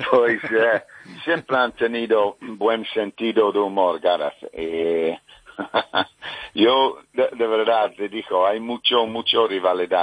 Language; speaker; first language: Spanish; non-native, fluent; English